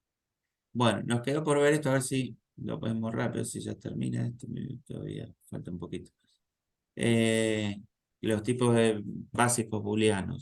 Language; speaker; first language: Spanish; native; Spanish